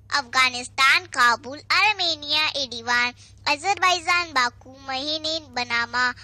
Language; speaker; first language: Hindi; native; Hindi